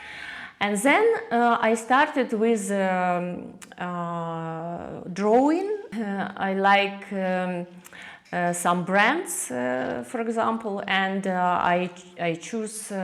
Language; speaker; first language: English; non-native, learner; Russian